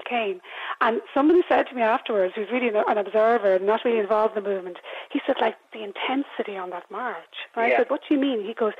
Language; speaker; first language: English; native; English